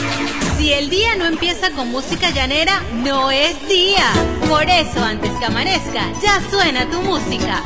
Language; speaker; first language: Spanish; native; Spanish